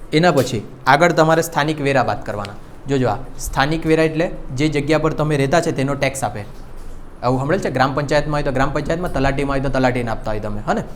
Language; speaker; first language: Gujarati; non-native, local second language; Hindi